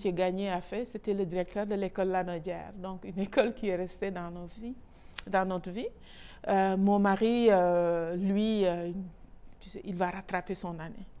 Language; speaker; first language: French; non-native, local second language; Wolof